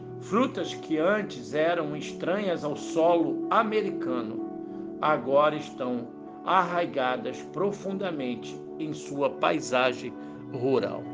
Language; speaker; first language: Portuguese; native; Portuguese